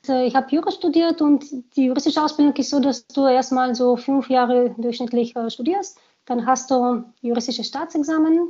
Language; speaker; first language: German; non-native, fluent; Bulgarian